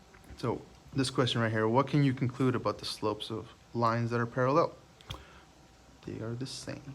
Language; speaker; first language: English; native; English